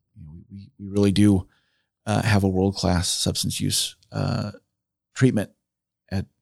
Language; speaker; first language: English; native; English